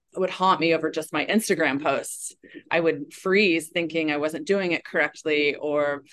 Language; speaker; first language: English; native; English